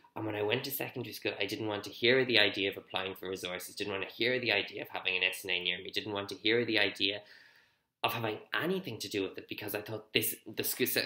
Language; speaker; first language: English; native; English